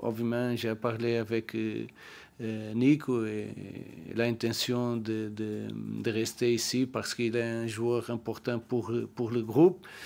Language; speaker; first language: French; non-native, learner; Portuguese